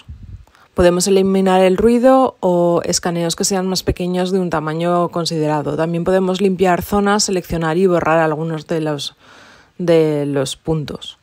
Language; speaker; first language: Spanish; native; Spanish